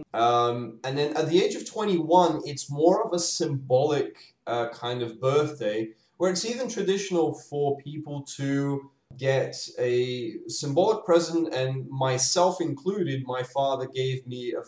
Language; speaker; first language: English; native; English